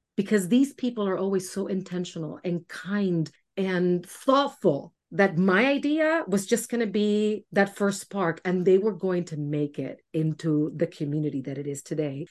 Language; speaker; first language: English; non-native, fluent; Spanish